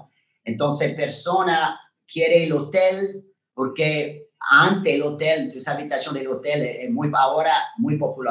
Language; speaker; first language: Spanish; non-native, learner; French